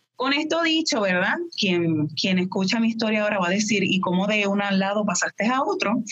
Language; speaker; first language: Spanish; native; Spanish